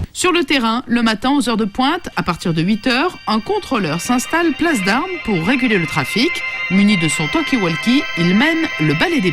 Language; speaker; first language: French; native; French